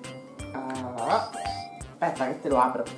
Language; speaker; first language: Italian; native; Italian